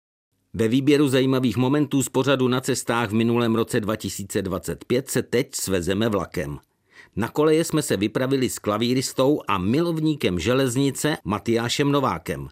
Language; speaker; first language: Czech; native; Czech